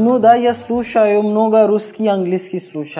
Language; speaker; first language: Russian; non-native, learner; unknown